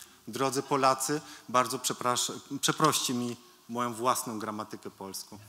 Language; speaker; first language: Polish; early bilingual, heritage; Polish